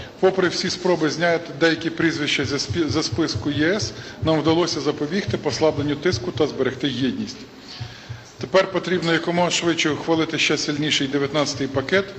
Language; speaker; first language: Ukrainian; native; Ukrainian